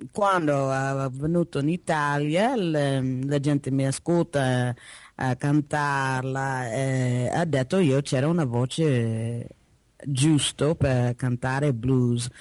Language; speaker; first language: Italian; non-native, learner; English